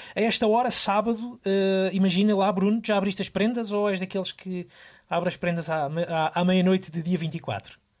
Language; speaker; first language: Portuguese; native; Portuguese